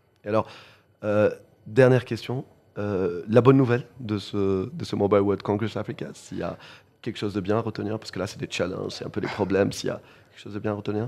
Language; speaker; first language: French; non-native, local second language; Arabic